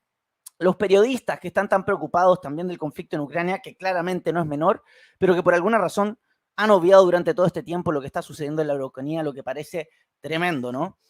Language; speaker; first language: Spanish; native; Spanish